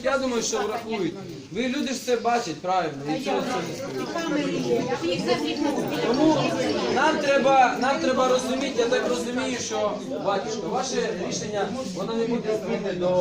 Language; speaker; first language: Ukrainian; native; Ukrainian